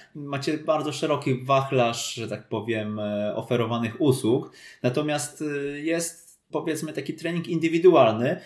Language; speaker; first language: Polish; native; Polish